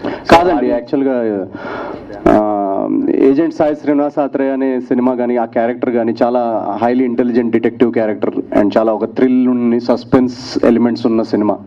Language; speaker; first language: Telugu; native; Telugu